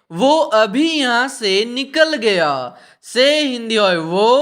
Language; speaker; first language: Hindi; non-native, fluent; Bangla